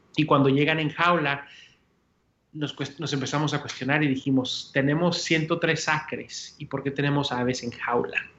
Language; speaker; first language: Spanish; early bilingual, heritage; Spanish